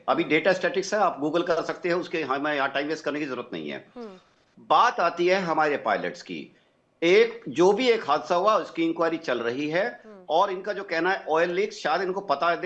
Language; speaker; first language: Hindi; native; Hindi